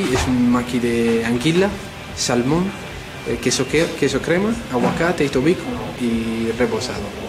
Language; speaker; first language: Spanish; non-native, fluent; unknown